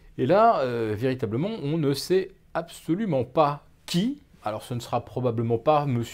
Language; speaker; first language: French; native; French